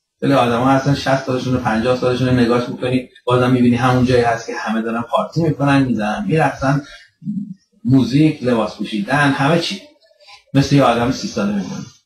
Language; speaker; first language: Persian; early bilingual, heritage; Persian